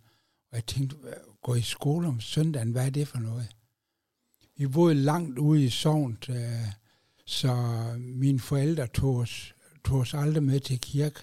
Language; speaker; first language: Danish; native; Danish